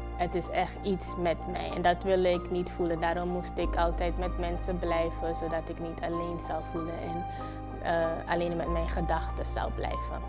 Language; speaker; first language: Dutch; non-native, local second language; Papiamento